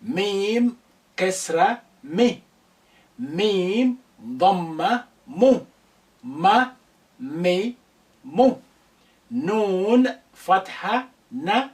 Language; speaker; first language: Arabic; non-native, fluent; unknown